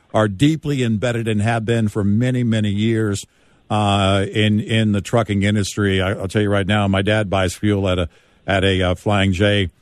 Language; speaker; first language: English; native; English